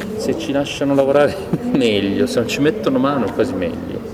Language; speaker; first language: Italian; native; Italian